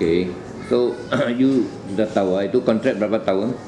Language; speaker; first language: Malay; native; Malay